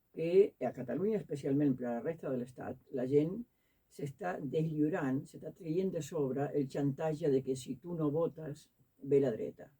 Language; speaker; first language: Catalan; non-native, fluent; Spanish